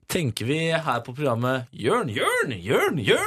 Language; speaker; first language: Norwegian; native; Norwegian